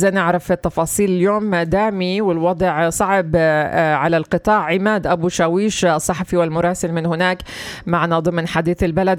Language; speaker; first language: Arabic; native; Arabic